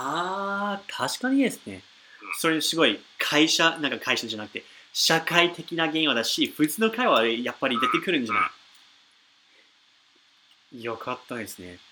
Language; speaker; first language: Japanese; non-native, fluent; English